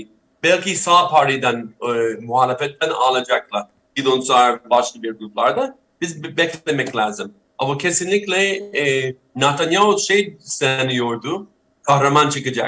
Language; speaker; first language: Turkish; non-native, fluent; English